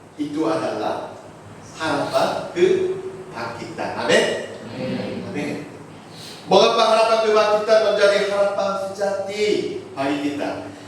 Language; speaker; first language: Indonesian; non-native, fluent; Korean